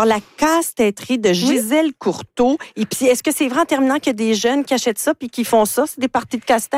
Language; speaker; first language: French; native; French